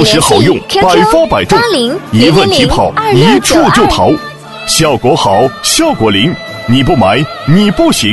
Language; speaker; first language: Chinese; native; Chinese